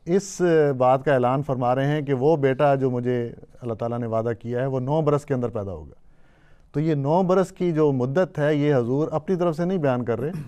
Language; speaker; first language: Urdu; native; Urdu